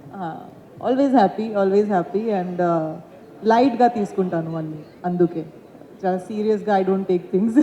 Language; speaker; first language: Telugu; non-native, learner; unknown